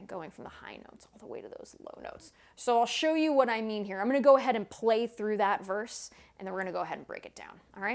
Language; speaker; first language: English; native; English